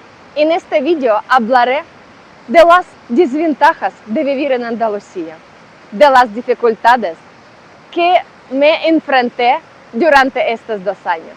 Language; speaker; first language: Spanish; non-native, learner; Russian